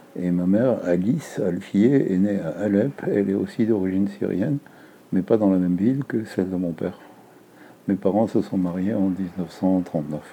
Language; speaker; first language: French; native; French